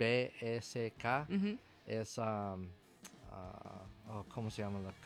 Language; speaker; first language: Spanish; non-native, learner; English